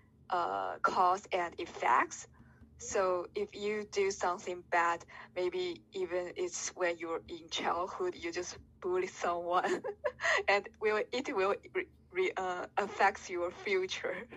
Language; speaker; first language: English; non-native, fluent; Chinese